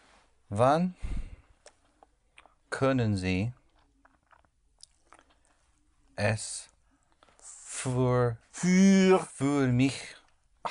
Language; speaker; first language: German; non-native, learner; English